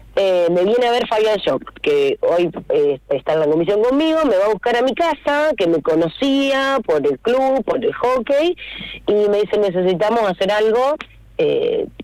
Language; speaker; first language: Spanish; native; Spanish